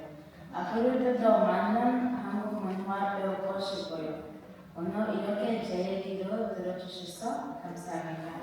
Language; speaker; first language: Korean; non-native, learner; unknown